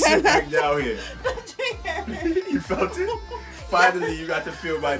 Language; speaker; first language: English; native; English